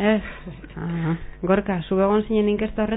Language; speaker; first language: Basque; native; Basque